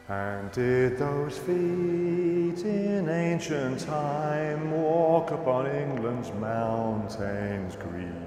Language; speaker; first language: English; native; English